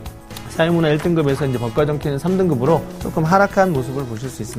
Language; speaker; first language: Korean; native; Korean